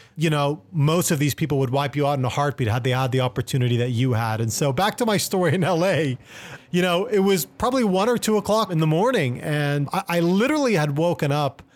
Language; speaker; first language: English; native; English